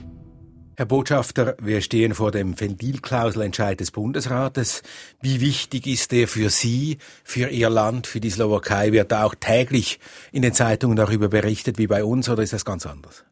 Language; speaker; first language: German; native; German